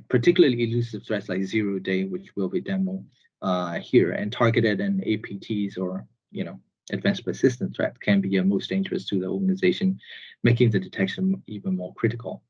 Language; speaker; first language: English; non-native, fluent; Burmese